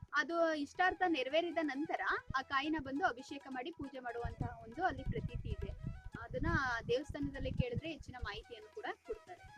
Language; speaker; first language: Kannada; native; Kannada